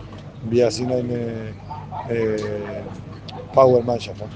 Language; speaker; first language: German; non-native, learner; Spanish